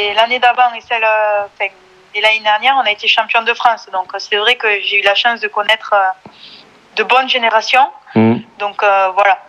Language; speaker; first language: French; native; French